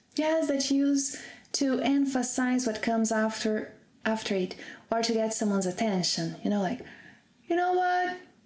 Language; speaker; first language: English; non-native, fluent; Portuguese